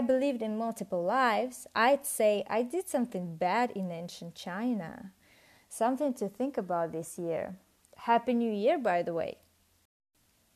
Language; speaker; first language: English; non-native, fluent; Russian